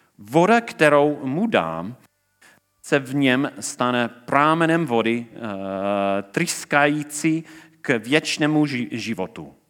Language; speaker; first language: Czech; non-native, fluent; English